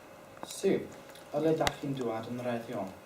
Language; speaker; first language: Welsh; non-native, learner; English